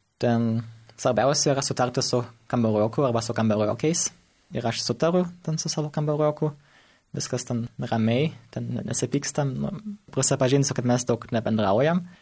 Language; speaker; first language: Lithuanian; early bilingual, heritage; Lithuanian